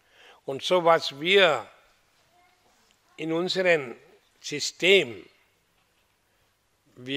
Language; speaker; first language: German; non-native, fluent; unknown